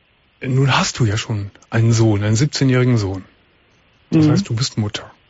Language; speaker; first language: German; native; German